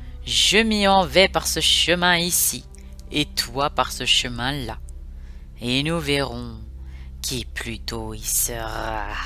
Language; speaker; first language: French; native; French